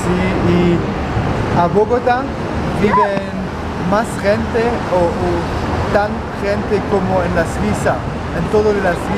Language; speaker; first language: Spanish; non-native, learner; German